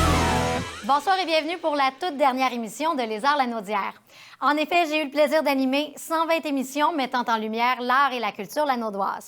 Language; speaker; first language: French; native; French